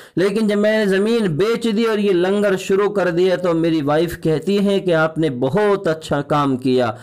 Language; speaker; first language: Urdu; native; Urdu